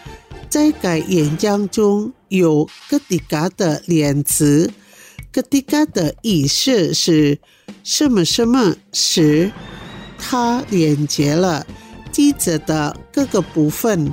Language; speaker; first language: Chinese; early bilingual, heritage; Chinese